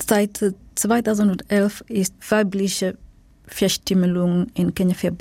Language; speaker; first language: German; non-native, fluent; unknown